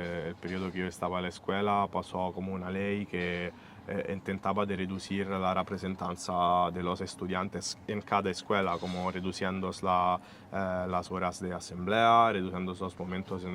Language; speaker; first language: Spanish; non-native, fluent; Italian